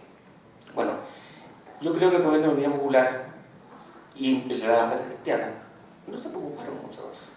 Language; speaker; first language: Spanish; native; Spanish